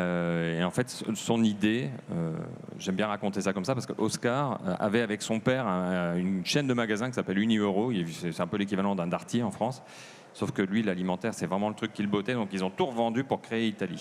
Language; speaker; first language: French; native; French